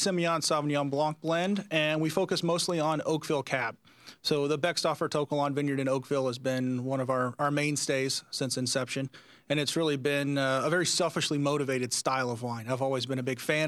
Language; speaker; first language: English; native; English